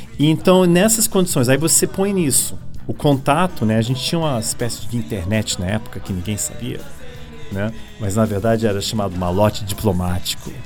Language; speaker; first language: Portuguese; early bilingual, other home language; English